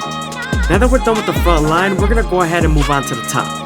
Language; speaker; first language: English; native; English